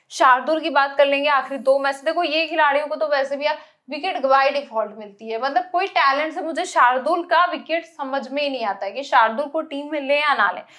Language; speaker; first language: Hindi; native; Hindi